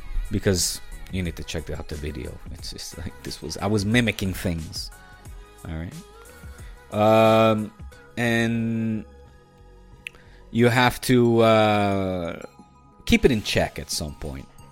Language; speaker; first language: English; early bilingual, other home language; Spanish